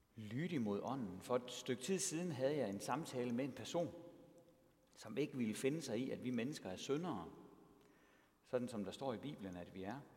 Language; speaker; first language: Danish; native; Danish